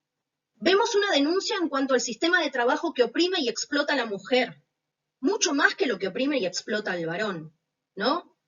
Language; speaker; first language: Spanish; native; Spanish